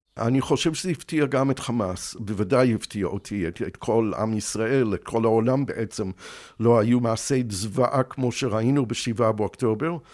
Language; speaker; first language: Hebrew; non-native, fluent; English